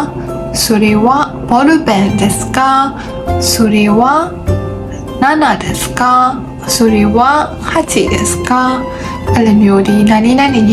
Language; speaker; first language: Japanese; non-native, fluent; Burmese